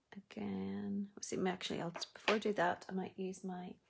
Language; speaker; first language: English; native; English